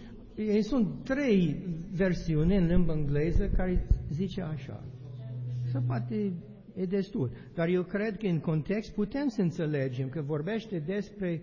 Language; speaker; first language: Romanian; non-native, learner; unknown